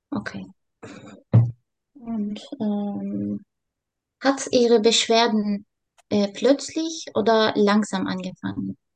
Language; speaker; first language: German; non-native, learner; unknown